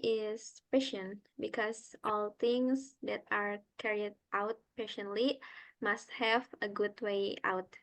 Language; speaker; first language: English; non-native, learner; Indonesian